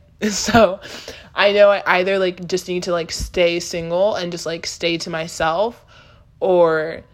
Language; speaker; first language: English; native; English